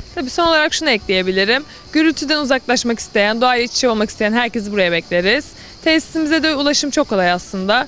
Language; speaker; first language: Turkish; native; Turkish